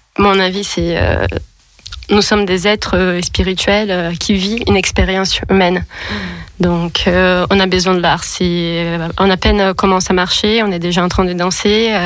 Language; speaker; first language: French; non-native, fluent; Portuguese